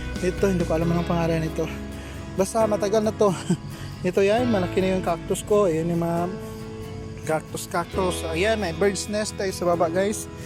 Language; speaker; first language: Filipino; non-native, local second language; Cebuano